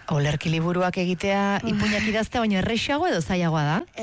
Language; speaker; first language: Basque; native; Basque